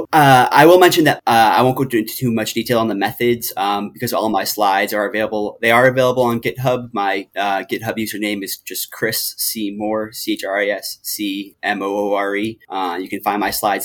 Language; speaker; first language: English; native; English